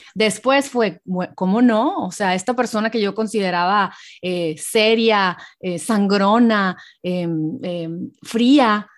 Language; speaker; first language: Spanish; native; Spanish